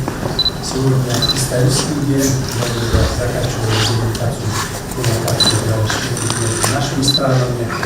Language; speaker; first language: Russian; non-native, local second language; Kyrgyz